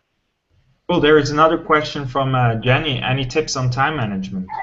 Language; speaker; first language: English; non-native, fluent; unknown